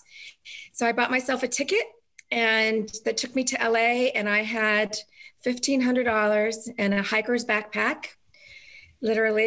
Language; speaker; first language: English; native; English